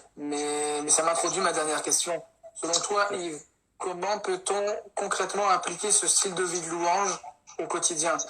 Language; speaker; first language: French; native; French